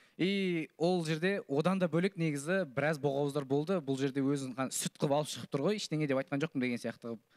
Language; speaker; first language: Kazakh; native; Kazakh